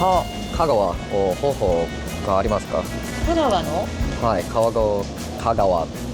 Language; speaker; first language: Japanese; non-native, learner; English